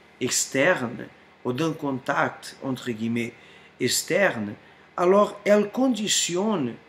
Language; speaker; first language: French; non-native, fluent; Portuguese